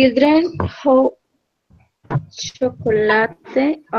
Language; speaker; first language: English; non-native, learner; Spanish